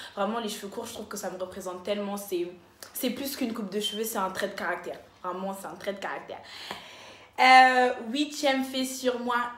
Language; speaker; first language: French; early bilingual, other home language; Lingala